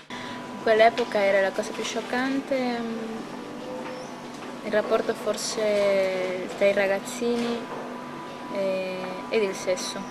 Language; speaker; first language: Italian; non-native, fluent; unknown